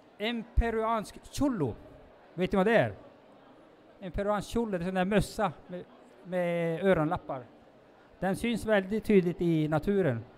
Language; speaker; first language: Swedish; non-native, local second language; Northern Sami